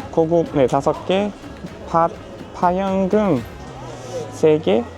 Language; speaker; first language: Korean; non-native, learner; Portuguese